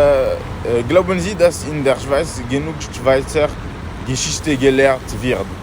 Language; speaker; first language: German; non-native, learner; French